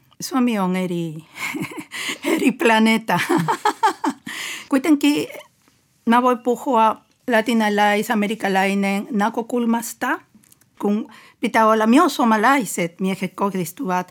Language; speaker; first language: Finnish; non-native, fluent; Spanish